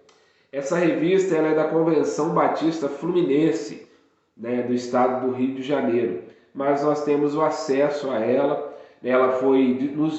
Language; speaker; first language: Portuguese; native; Portuguese